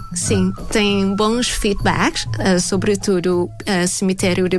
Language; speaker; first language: Portuguese; non-native, fluent; Thai